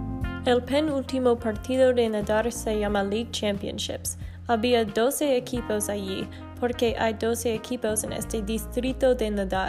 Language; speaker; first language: Spanish; non-native, learner; English